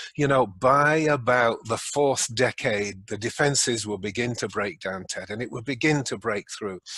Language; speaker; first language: English; native; English